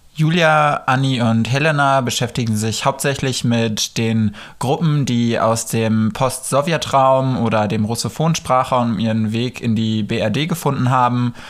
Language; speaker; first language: German; early bilingual, other home language; Polish